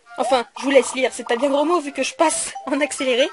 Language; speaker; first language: French; native; French